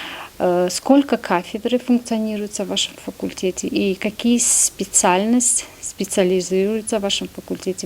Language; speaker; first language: Russian; non-native, local second language; Tajik